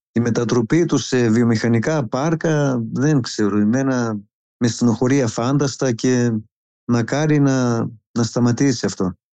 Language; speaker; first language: Greek; native; Greek